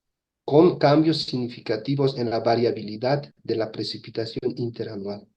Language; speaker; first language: Spanish; native; Spanish